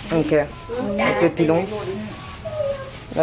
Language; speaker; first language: French; native; French